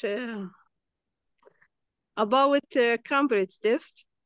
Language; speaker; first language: English; non-native, learner; Kurdish